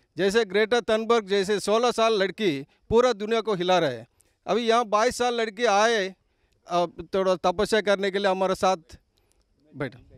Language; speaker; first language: Hindi; non-native, local second language; Telugu